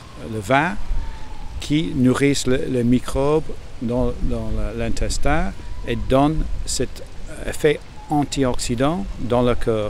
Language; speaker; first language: French; non-native, fluent; English